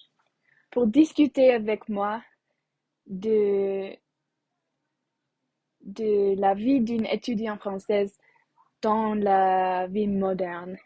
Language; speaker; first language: French; non-native, learner; English